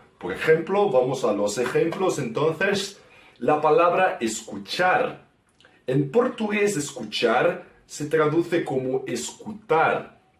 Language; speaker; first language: Spanish; non-native, fluent; Portuguese